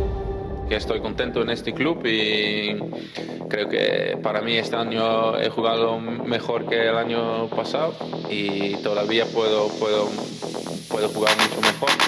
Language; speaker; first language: Spanish; non-native, learner; Dutch